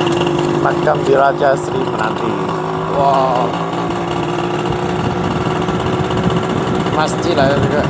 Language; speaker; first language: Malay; non-native, local second language; Chinese